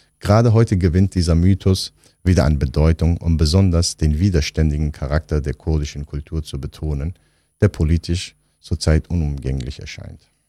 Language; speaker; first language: German; non-native, fluent; Kurdish